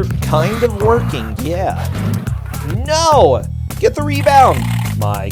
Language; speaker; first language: English; native; English